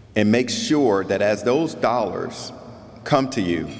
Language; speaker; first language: English; native; English